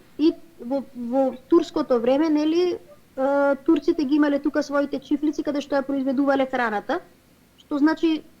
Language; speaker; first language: Macedonian; native; Macedonian